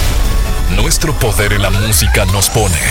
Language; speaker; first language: Spanish; native; Spanish